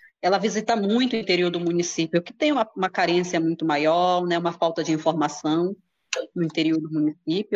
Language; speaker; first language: Portuguese; native; Portuguese